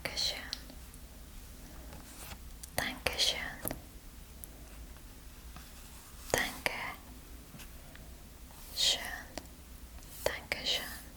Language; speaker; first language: German; non-native, fluent; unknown